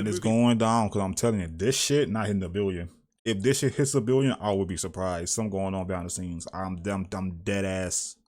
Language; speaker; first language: English; native; English